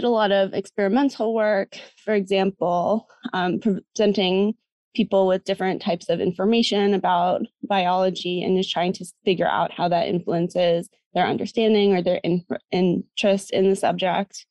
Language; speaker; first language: English; native; English